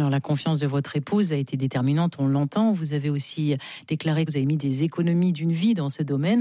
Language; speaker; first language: French; native; French